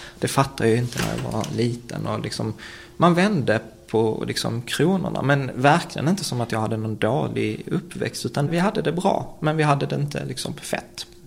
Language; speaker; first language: Swedish; early bilingual, other home language; Czech